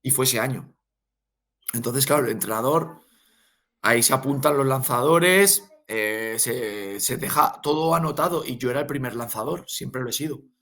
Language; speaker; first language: Spanish; native; Spanish